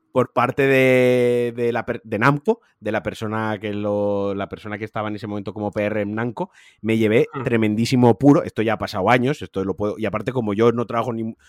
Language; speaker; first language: Spanish; native; Spanish